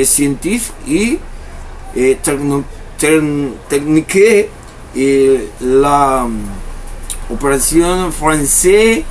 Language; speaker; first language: French; non-native, learner; Spanish